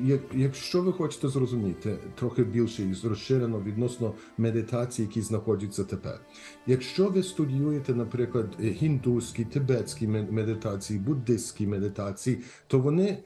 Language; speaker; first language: Ukrainian; early bilingual, heritage; Ukrainian